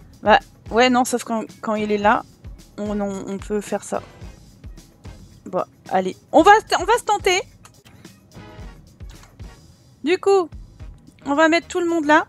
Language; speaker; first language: French; native; French